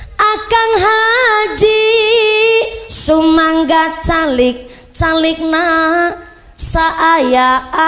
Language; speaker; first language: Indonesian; non-native, local second language; Javanese